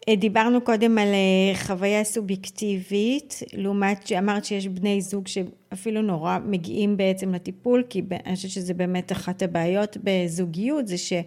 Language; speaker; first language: Hebrew; native; Hebrew